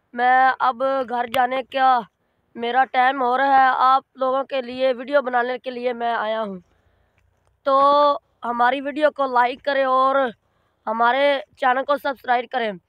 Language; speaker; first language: Hindi; non-native, local second language; Punjabi